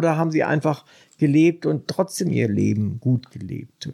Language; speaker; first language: German; native; German